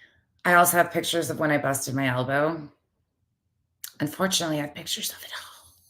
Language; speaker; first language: English; native; English